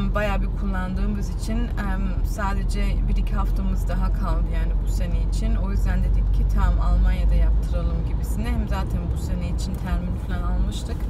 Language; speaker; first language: Turkish; early bilingual, heritage; Turkish